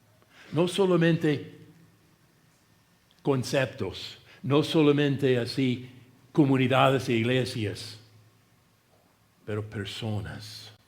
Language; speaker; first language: Spanish; non-native, fluent; English